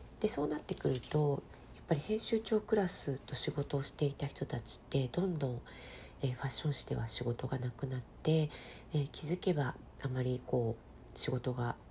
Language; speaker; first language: Japanese; native; Japanese